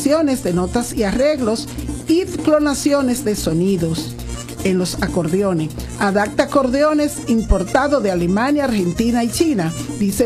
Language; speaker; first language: Spanish; native; Spanish